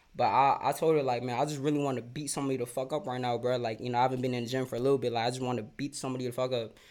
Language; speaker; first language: English; native; English